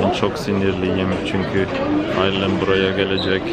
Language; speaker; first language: Turkish; non-native, learner; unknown